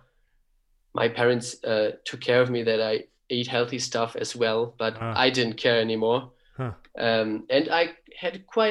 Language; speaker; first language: English; non-native, fluent; German